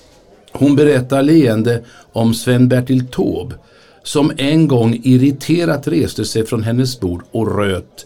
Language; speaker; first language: Swedish; native; Swedish